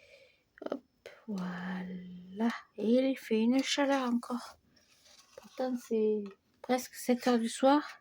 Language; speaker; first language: French; native; French